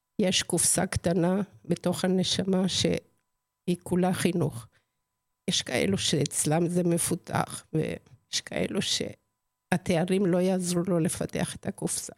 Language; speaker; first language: Hebrew; non-native, fluent; Spanish